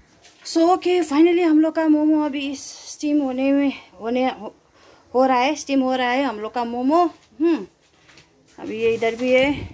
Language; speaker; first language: Hindi; non-native, local second language; Nepali